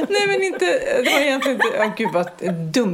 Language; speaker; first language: Swedish; native; Swedish